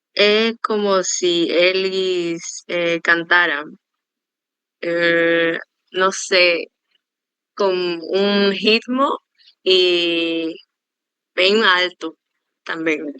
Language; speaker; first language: Portuguese; non-native, learner; Spanish